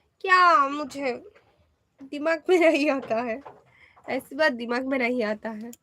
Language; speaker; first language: Hindi; non-native, learner; Bangla